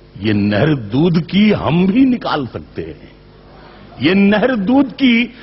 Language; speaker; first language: Urdu; native; Urdu